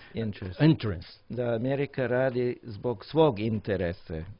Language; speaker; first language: Croatian; non-native, learner; English